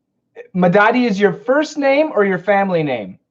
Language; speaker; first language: English; native; English